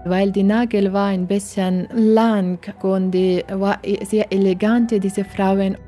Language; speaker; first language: German; non-native, learner; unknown